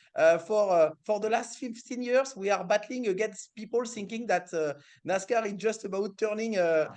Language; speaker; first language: English; non-native, fluent; French